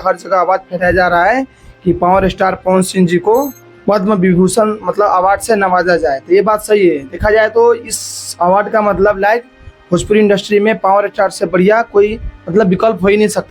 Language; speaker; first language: Hindi; native; Hindi